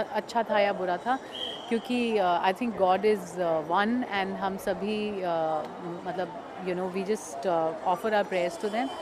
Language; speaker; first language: Hindi; native; Hindi